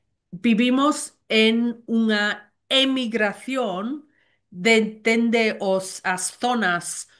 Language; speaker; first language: Galician; non-native, learner; Welsh